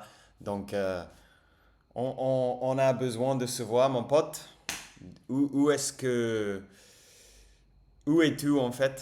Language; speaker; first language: French; non-native, fluent; English